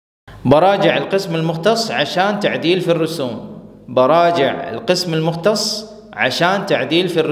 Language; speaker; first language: Arabic; non-native, fluent; Urdu